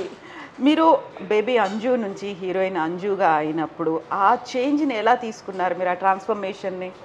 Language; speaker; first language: Telugu; native; Telugu